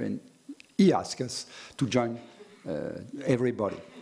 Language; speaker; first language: English; non-native, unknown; French